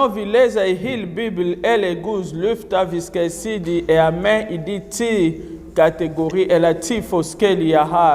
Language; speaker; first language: Danish; non-native, fluent; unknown